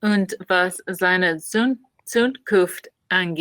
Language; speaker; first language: German; non-native, learner; English